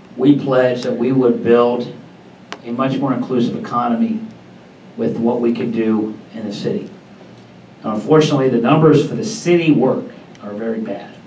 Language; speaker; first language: English; native; English